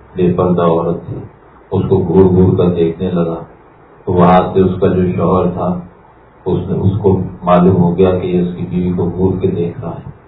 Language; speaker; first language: Urdu; native; Urdu